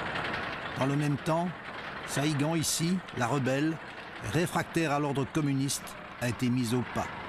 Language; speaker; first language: French; native; French